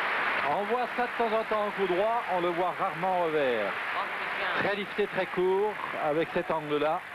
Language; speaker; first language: French; native; French